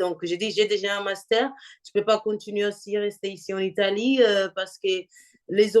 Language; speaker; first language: French; non-native, fluent; Portuguese